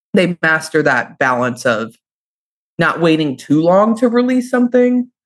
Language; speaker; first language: English; native; English